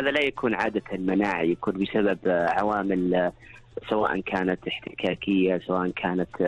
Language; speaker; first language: Arabic; native; Arabic